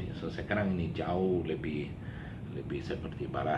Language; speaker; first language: Indonesian; non-native, learner; Swedish